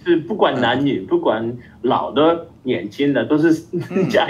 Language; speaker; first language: Chinese; non-native, fluent; Japanese